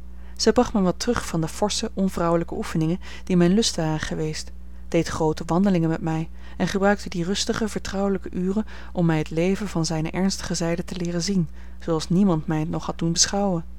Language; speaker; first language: Dutch; native; Dutch